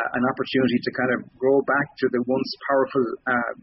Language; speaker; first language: English; native; English